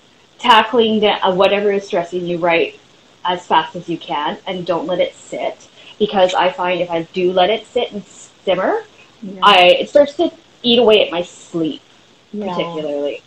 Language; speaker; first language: English; native; English